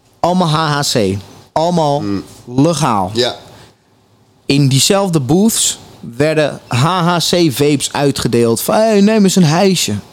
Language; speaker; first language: Dutch; native; Dutch